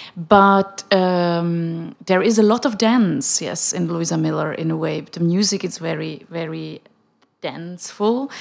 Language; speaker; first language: English; non-native, fluent; Czech